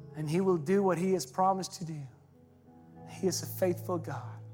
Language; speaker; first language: English; non-native, fluent; Swedish